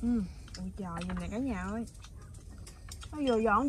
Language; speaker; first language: Vietnamese; native; Vietnamese